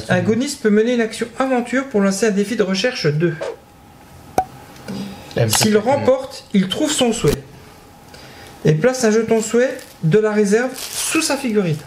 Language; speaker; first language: French; native; French